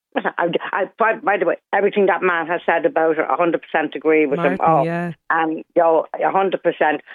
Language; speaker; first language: English; native; English